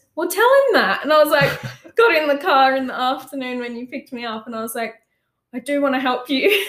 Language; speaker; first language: English; native; English